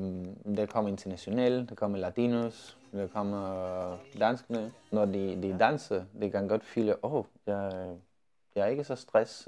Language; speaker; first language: Danish; non-native, learner; Spanish